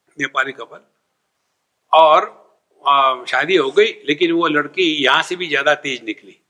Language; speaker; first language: Hindi; non-native, local second language; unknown